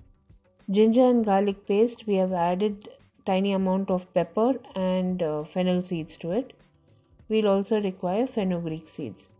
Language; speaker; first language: English; non-native, local second language; Tamil